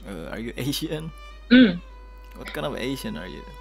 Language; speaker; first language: English; non-native, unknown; Indonesian